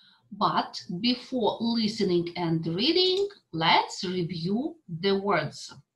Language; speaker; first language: English; non-native, fluent; Russian